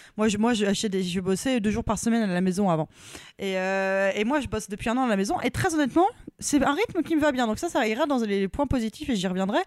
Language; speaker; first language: French; native; French